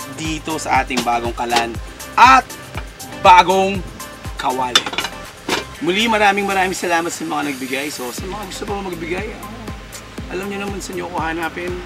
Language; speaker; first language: Filipino; non-native, local second language; Pampanga